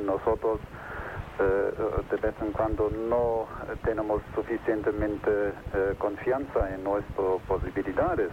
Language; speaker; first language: Spanish; non-native, fluent; German